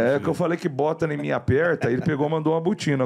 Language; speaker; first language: Portuguese; native; Portuguese